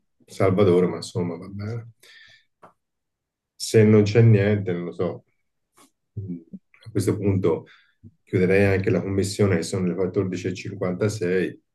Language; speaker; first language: Italian; native; Italian